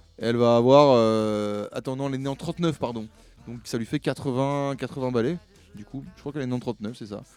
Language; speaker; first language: French; native; French